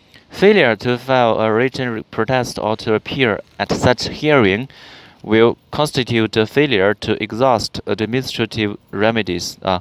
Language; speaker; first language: English; non-native, fluent; Chinese